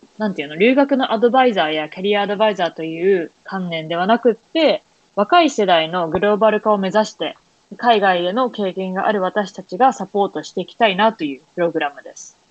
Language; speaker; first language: Japanese; native; Japanese